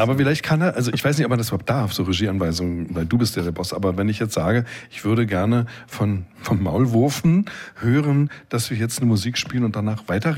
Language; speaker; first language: German; native; German